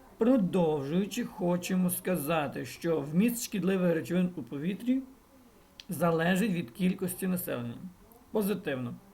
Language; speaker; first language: Ukrainian; non-native, local second language; Russian